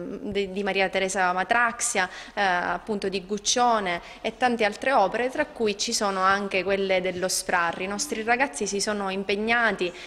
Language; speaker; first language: Italian; native; Italian